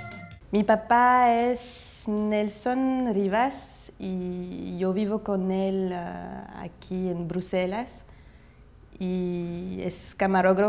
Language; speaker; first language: Spanish; non-native, fluent; Russian